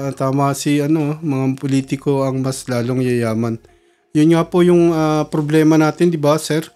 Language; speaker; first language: Filipino; native; Filipino